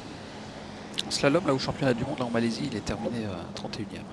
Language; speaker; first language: French; native; French